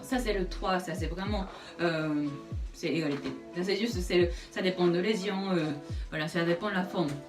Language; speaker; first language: French; non-native, fluent; Japanese